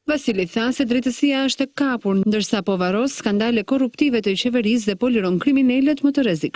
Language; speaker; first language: Albanian; native; Albanian